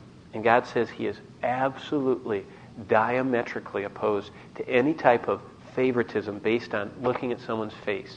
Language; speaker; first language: English; native; English